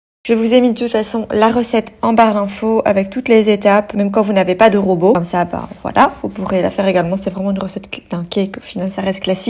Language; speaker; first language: French; native; French